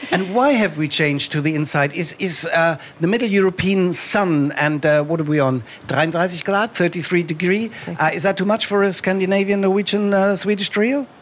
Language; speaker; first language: English; non-native, fluent; German